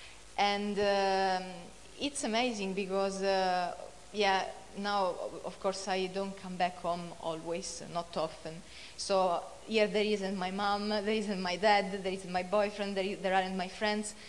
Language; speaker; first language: English; non-native, fluent; Italian